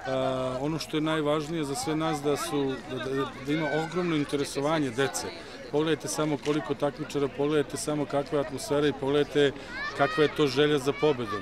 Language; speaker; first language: Serbian; native; Serbian